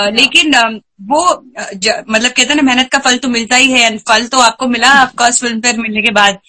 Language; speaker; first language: Hindi; non-native, local second language; Marathi